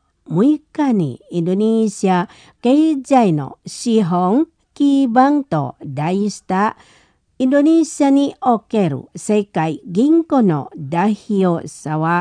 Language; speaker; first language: Japanese; non-native, fluent; Indonesian